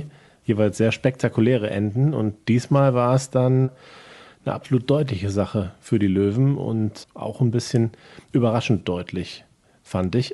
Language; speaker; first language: German; native; German